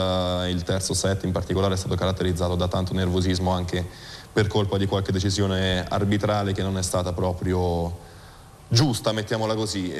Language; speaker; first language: Italian; native; Italian